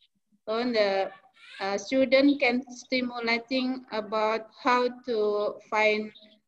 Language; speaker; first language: English; non-native, learner; Indonesian